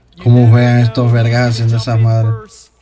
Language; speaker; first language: Spanish; native; Spanish